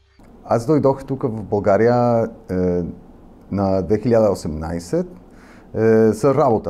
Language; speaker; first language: Bulgarian; non-native, learner; Spanish